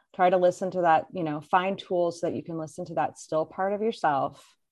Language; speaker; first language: English; native; English